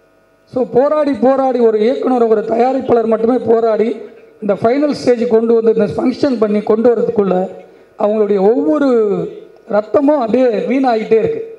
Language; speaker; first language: Tamil; native; Tamil